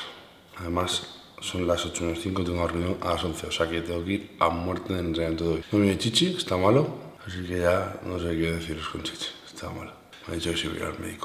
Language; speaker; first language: Spanish; native; Spanish